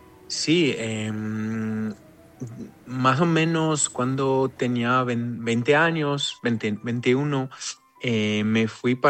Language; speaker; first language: Spanish; non-native, fluent; Hebrew